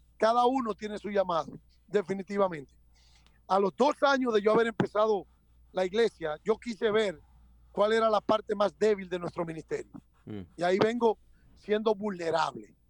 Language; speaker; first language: Spanish; native; Spanish